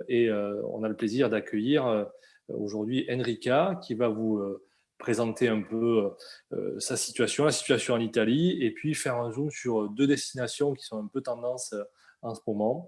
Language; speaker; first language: French; native; French